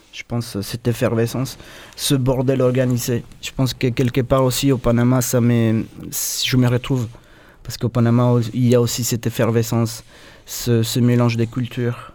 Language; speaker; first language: French; non-native, fluent; Spanish